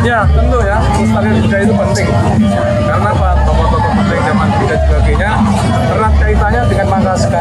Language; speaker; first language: Indonesian; non-native, local second language; Javanese